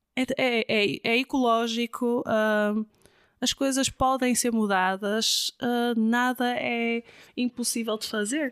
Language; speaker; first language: Portuguese; non-native, fluent; Dutch